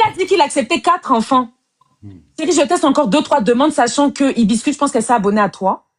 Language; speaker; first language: French; native; French